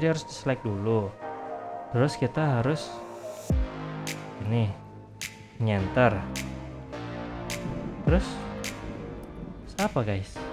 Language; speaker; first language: Indonesian; native; Indonesian